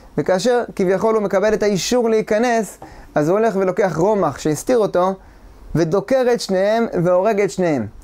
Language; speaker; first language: Hebrew; native; Hebrew